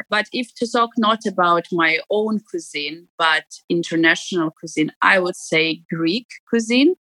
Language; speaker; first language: English; non-native, fluent; Ukrainian